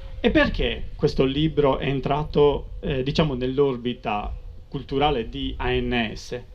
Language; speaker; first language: Italian; native; Italian